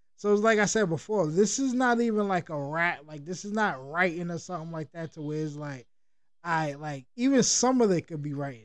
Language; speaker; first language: English; native; English